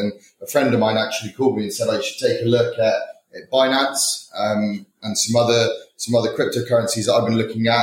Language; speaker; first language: English; native; English